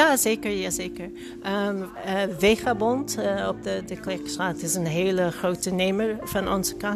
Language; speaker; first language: Dutch; non-native, fluent; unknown